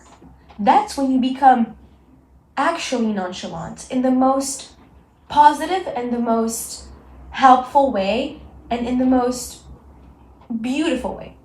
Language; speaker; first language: English; non-native, local second language; Arabic